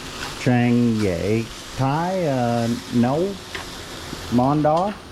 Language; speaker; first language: Vietnamese; non-native, learner; English